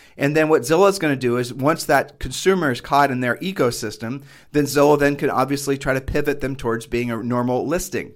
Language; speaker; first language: English; native; English